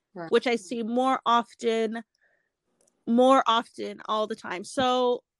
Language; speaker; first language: English; native; English